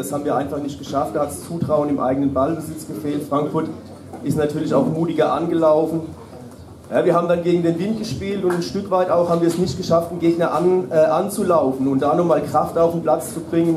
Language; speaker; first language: German; native; German